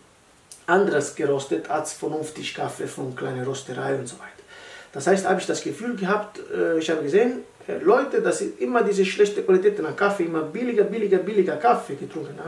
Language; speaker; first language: German; non-native, learner; Italian